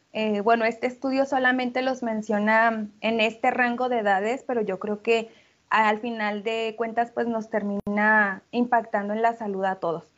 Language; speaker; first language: Spanish; native; Spanish